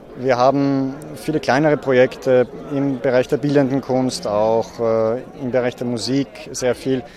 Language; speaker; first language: German; native; German